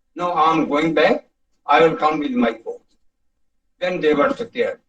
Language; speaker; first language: English; non-native, local second language; Punjabi